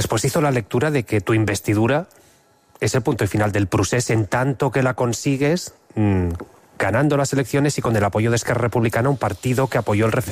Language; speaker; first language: Spanish; native; Spanish